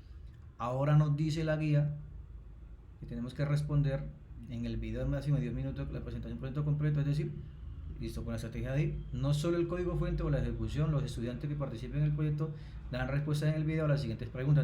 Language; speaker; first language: Spanish; native; Spanish